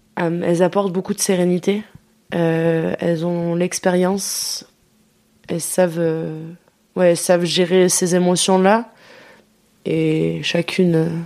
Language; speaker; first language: French; native; French